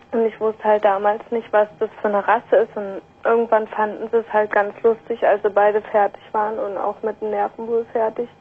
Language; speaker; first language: German; native; German